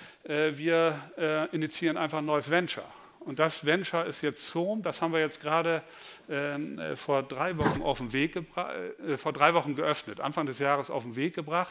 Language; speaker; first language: German; native; German